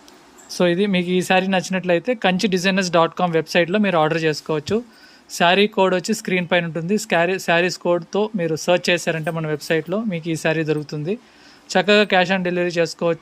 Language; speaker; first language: Telugu; native; Telugu